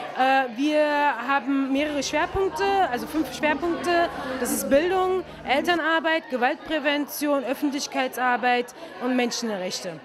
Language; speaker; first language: German; native; German